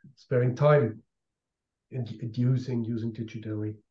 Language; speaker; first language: English; non-native, fluent; German